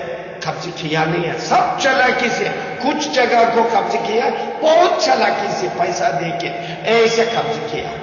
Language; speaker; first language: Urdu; non-native, learner; Uyghur